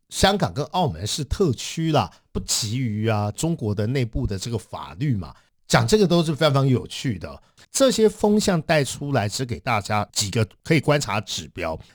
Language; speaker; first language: Chinese; native; Chinese